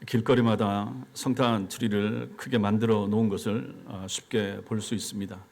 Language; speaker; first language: Korean; native; Korean